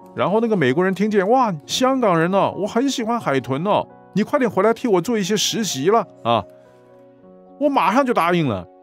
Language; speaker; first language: Chinese; non-native, local second language; Cantonese